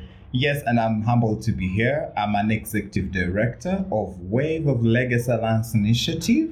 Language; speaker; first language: English; non-native, local second language; Ganda